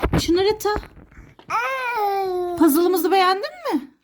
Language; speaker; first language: Turkish; native; Turkish